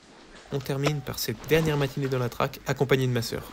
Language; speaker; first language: French; native; French